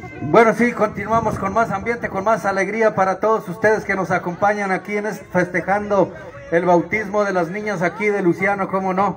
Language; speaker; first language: Spanish; native; Spanish